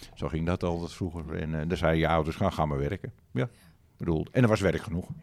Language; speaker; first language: Dutch; native; Dutch